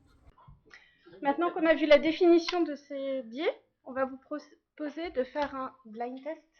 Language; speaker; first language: French; native; French